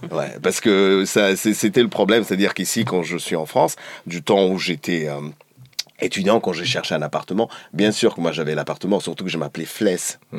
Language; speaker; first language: French; non-native, fluent; Portuguese